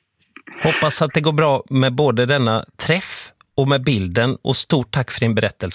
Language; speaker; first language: Swedish; native; Swedish